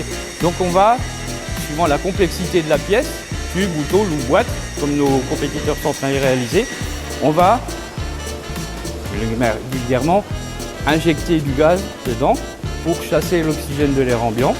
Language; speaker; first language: French; native; French